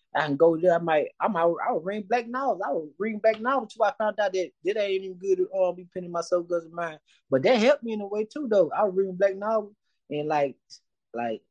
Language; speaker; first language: English; native; English